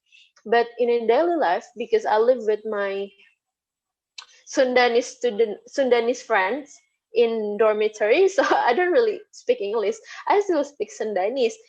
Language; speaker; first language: English; non-native, fluent; Indonesian